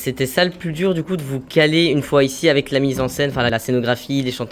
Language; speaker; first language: French; native; French